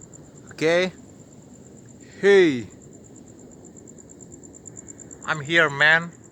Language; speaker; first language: English; non-native, learner; Indonesian